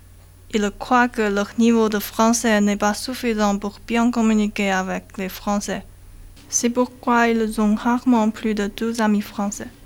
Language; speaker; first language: French; non-native, learner; Chinese